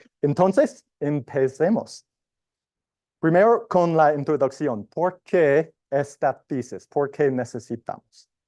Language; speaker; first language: Spanish; non-native, learner; English